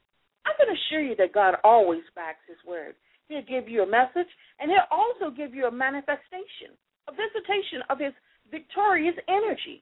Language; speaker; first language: English; native; English